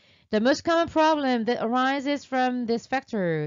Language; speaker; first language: English; non-native, fluent; Korean